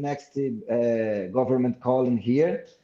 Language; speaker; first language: English; non-native, fluent; Portuguese